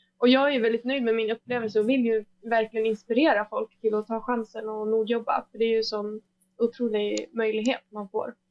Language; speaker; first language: Swedish; native; Swedish